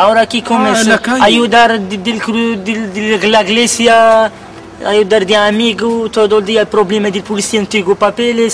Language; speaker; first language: Spanish; non-native, learner; Kabyle